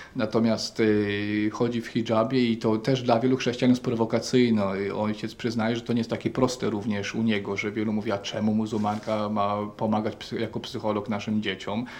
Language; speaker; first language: Polish; native; Polish